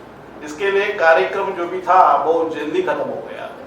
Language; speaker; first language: Hindi; non-native, local second language; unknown